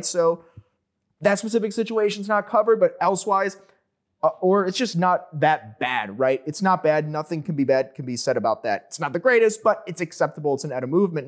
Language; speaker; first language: English; native; English